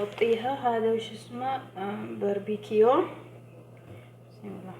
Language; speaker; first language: Arabic; non-native, fluent; Oromo